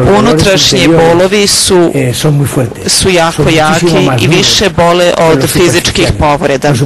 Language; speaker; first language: Serbian; non-native, fluent; Spanish